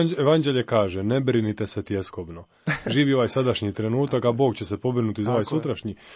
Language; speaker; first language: Croatian; native; Croatian